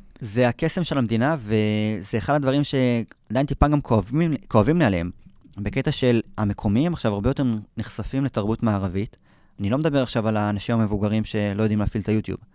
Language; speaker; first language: Hebrew; native; Hebrew